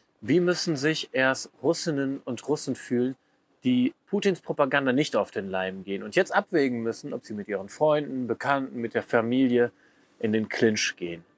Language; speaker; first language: German; native; German